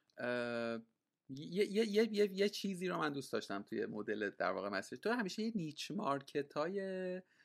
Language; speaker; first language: Persian; native; Persian